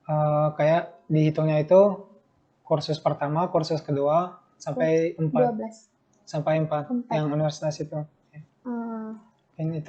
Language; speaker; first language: Indonesian; non-native, fluent; Turkmen